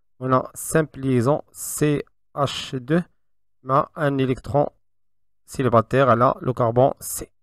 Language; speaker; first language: French; non-native, local second language; Arabic